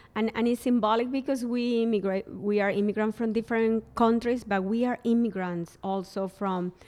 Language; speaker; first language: English; non-native, fluent; Spanish